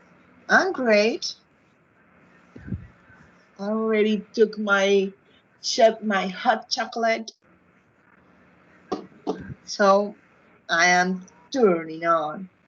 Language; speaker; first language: English; non-native, fluent; Spanish